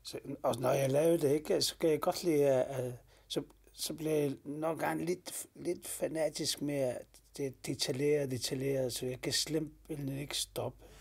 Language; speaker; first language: Danish; non-native, local second language; Kalaallisut